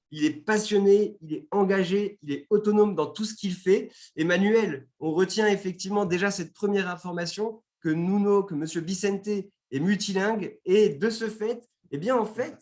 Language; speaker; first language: French; native; French